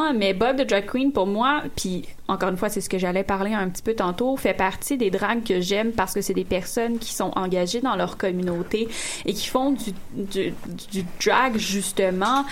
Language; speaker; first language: French; native; French